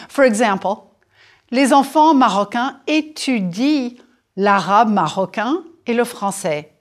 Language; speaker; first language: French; non-native, fluent; English